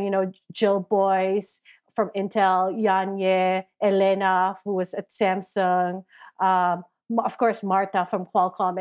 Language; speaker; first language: English; non-native, local second language; Filipino